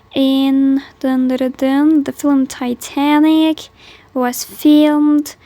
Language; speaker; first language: English; non-native, learner; Azerbaijani